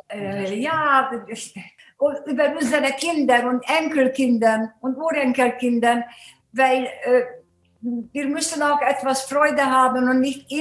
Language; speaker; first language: German; non-native, fluent; Hungarian